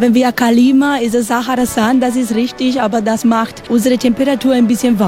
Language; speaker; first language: German; non-native, learner; Spanish